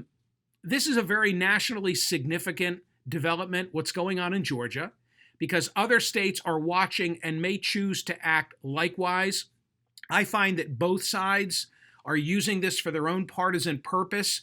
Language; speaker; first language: English; native; English